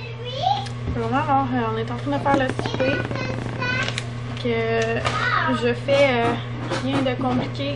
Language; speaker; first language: French; native; French